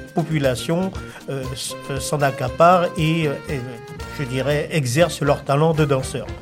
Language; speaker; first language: French; native; French